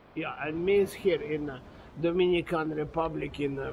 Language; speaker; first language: English; non-native, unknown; Ukrainian